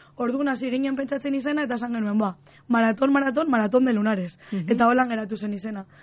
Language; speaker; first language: Basque; non-native, local second language; Spanish